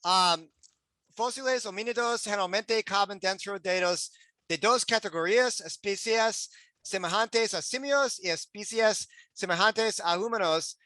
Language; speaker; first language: Spanish; non-native, learner; English